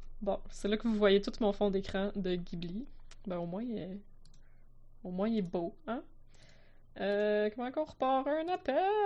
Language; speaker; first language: French; native; French